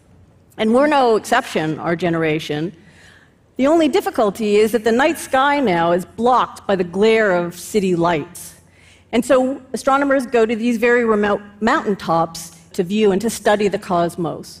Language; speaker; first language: English; native; English